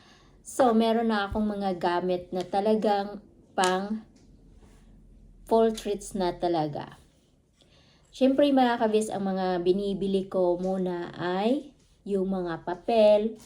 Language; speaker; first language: Filipino; non-native, local second language; Cebuano